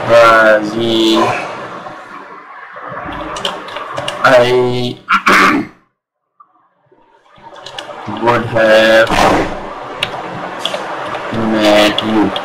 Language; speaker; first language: English; non-native, local second language; Hindi